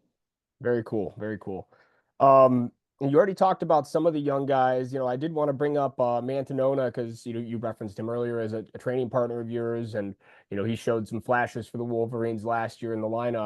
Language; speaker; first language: English; native; English